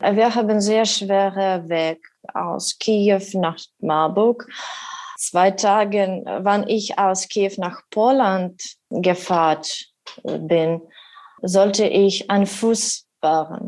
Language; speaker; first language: German; non-native, learner; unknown